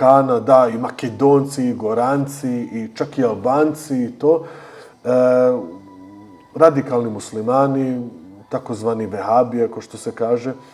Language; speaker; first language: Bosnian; early bilingual, heritage; Bosnian